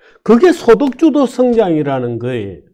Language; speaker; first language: Korean; native; Korean